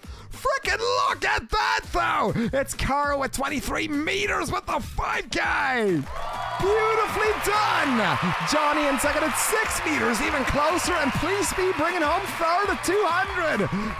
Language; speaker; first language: English; native; English